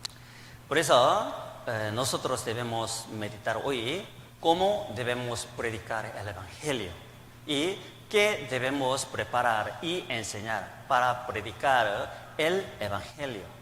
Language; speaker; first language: Spanish; non-native, learner; Korean